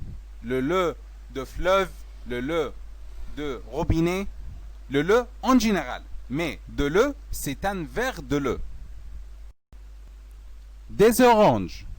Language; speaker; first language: French; non-native, fluent; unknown